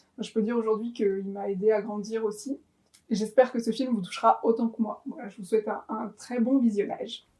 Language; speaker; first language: French; native; French